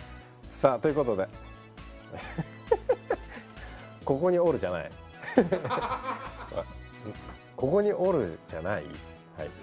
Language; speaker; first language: Japanese; native; Japanese